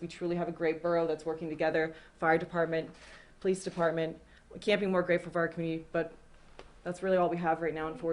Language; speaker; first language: English; native; English